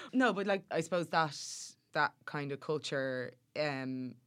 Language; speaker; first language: English; native; English